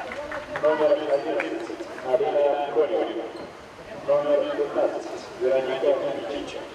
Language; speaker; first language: Russian; native; Russian